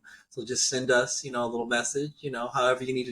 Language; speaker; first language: English; native; English